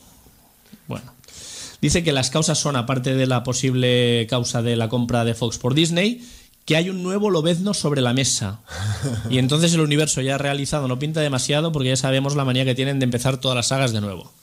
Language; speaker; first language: Spanish; native; Spanish